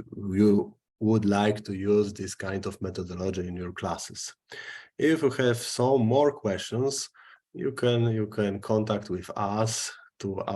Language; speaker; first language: English; non-native, fluent; Polish